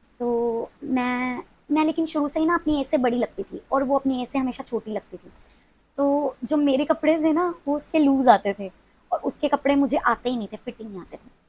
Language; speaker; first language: Hindi; non-native, local second language; Punjabi